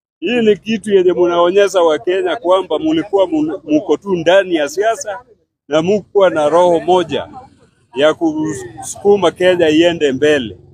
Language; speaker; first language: Swahili; non-native, local second language; Luo (Kenya and Tanzania)